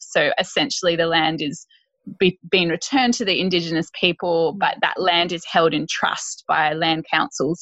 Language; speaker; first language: English; native; English